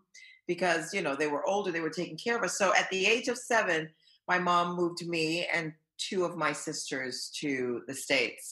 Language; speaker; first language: English; early bilingual, other home language; Haitian Creole